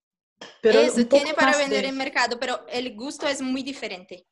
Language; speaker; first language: Spanish; non-native, fluent; Portuguese